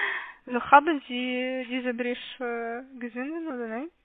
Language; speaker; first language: German; non-native, learner; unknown